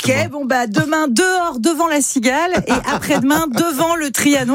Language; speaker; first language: French; native; French